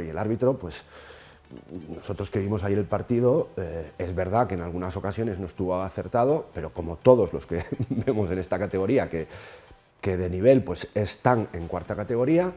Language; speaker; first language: Spanish; native; Spanish